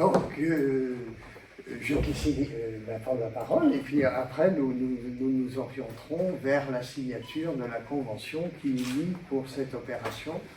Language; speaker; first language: French; native; French